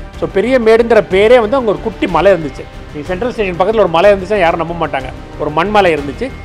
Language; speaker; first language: Tamil; native; Tamil